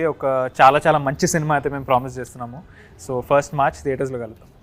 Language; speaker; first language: Telugu; native; Telugu